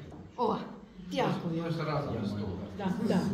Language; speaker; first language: Ukrainian; non-native, learner; English